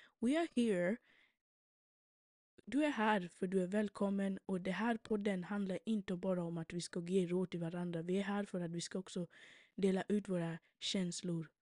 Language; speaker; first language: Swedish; early bilingual, other home language; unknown